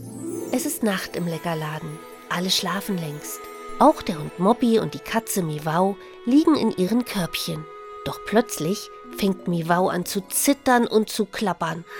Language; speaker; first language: German; native; German